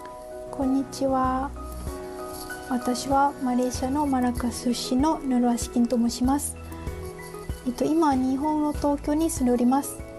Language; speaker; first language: Japanese; non-native, fluent; Malay